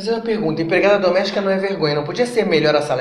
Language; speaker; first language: Portuguese; native; Portuguese